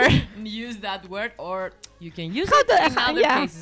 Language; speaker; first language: English; non-native, fluent; Greek